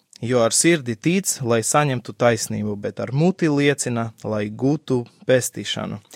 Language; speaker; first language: Latvian; non-native, local second language; Russian